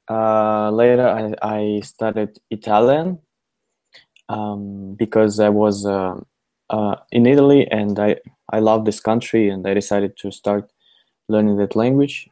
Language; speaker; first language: English; non-native, fluent; Russian